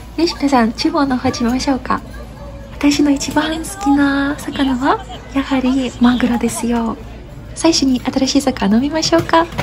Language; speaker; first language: Japanese; non-native, learner; Tatar